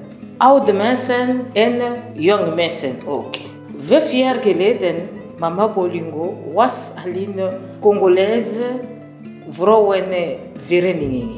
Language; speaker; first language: Dutch; non-native, learner; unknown